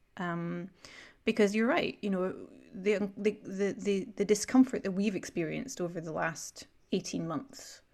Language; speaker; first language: English; native; English